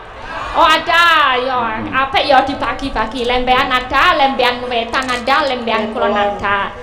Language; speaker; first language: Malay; non-native, local second language; Javanese